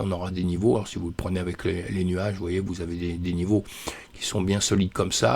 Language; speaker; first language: French; native; French